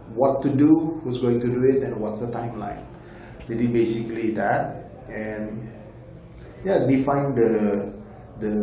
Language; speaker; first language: English; non-native, fluent; Indonesian